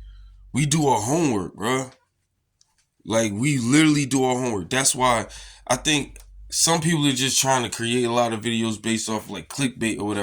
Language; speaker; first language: English; native; English